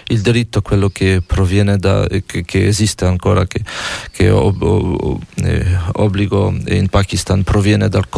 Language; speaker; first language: Italian; non-native, fluent; Polish